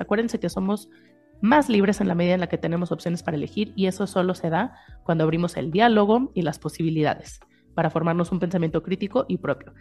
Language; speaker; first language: Spanish; native; Spanish